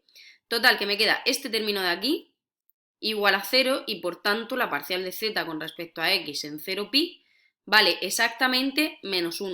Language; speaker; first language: Spanish; native; Spanish